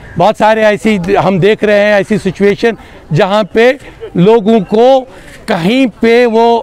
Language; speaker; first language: Hindi; non-native, local second language; Kashmiri